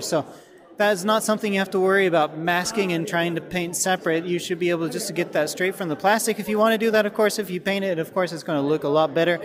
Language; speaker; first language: English; native; English